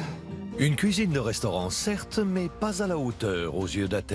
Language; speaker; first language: French; native; French